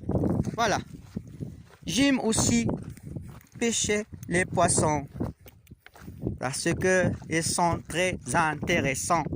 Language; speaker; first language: French; non-native, learner; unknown